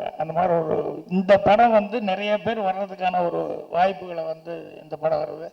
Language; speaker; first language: Tamil; native; Tamil